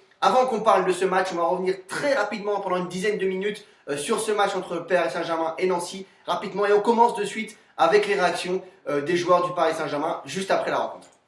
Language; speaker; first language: French; native; French